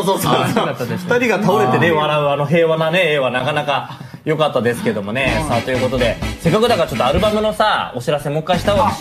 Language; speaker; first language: Japanese; native; Japanese